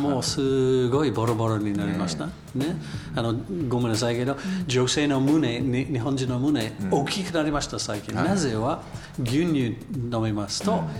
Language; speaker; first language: Japanese; non-native, learner; English